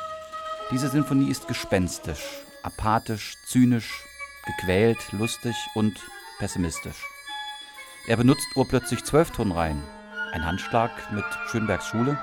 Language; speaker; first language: German; native; German